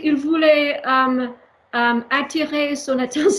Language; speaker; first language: French; non-native, learner; English